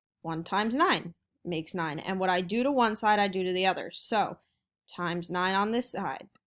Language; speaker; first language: English; native; English